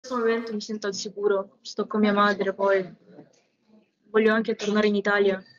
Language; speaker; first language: Italian; early bilingual, other home language; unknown